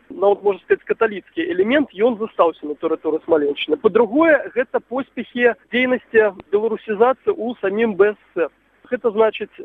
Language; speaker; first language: Belarusian; native; Belarusian